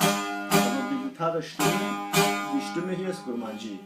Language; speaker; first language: German; non-native, fluent; Kurdish